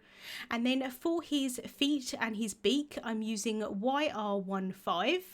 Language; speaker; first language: English; native; English